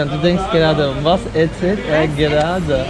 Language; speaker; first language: German; non-native, fluent; Turkish